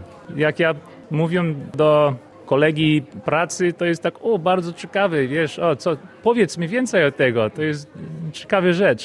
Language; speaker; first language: Polish; early bilingual, heritage; Polish